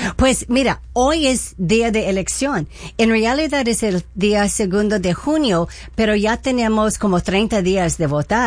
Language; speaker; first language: Spanish; early bilingual, heritage; Spanish